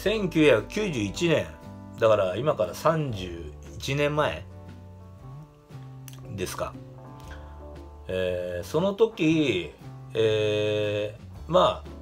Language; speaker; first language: Japanese; native; Japanese